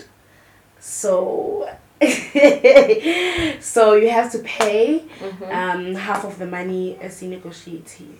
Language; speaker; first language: English; non-native, local second language; Zulu